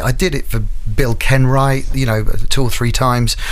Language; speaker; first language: English; native; English